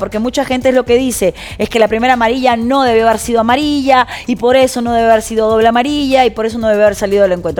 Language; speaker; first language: Spanish; native; Spanish